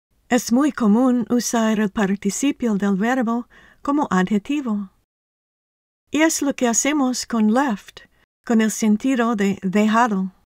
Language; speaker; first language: Spanish; native; Spanish